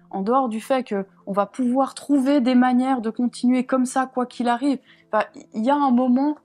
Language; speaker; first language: French; native; French